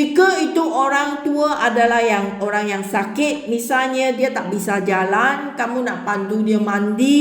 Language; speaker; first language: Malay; non-native, local second language; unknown